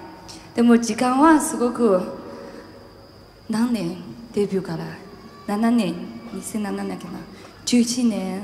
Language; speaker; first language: Japanese; non-native, learner; Chinese